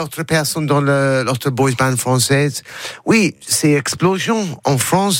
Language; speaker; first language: French; non-native, learner; English